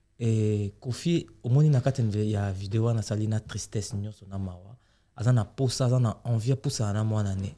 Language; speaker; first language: French; non-native, local second language; Lingala